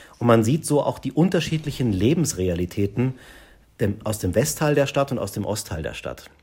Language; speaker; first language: German; native; German